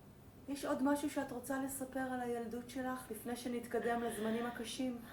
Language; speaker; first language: Hebrew; native; Hebrew